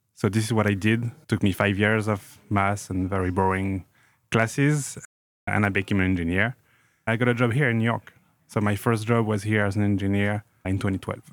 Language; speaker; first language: English; non-native, fluent; French